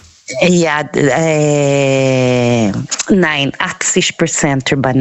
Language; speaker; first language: German; non-native, fluent; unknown